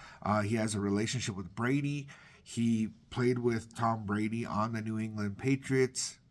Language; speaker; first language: English; native; English